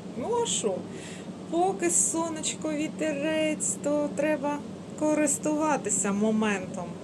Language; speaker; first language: Ukrainian; native; Ukrainian